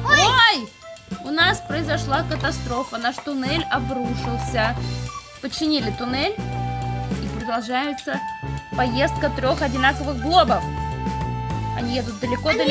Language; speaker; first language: Russian; native; Russian